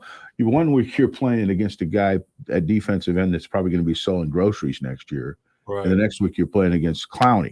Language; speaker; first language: English; native; English